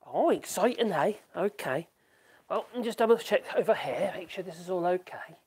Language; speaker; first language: English; native; English